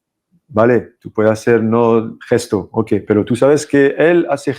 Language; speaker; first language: Spanish; non-native, fluent; French